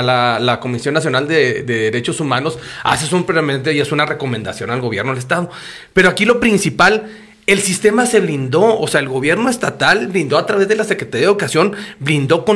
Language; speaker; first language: Spanish; native; Spanish